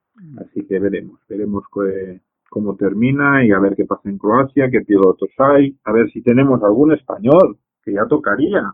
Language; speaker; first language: Spanish; native; Spanish